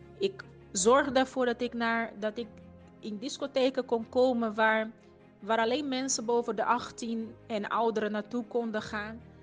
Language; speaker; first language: Dutch; non-native, fluent; Portuguese